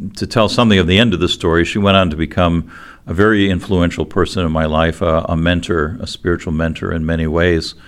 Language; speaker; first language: English; native; English